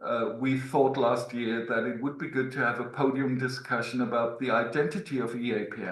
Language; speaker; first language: English; non-native, fluent; German